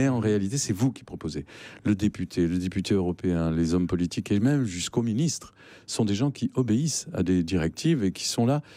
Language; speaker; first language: French; native; French